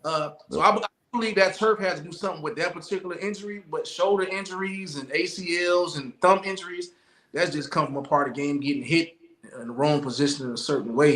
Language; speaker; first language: English; native; English